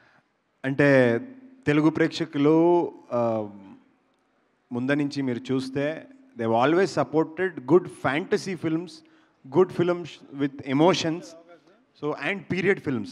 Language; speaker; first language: Telugu; non-native, local second language; Kannada